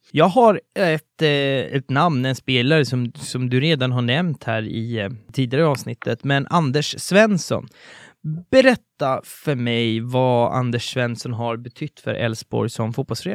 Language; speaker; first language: Swedish; native; Swedish